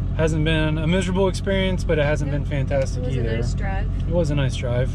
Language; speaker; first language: English; native; English